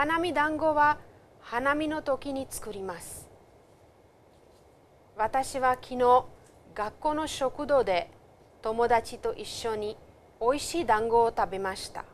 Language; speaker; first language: Japanese; non-native, fluent; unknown